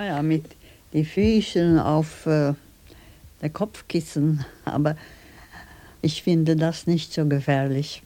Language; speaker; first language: German; non-native, fluent; Swedish